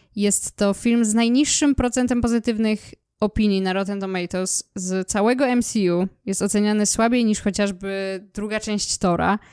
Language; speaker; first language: Polish; native; Polish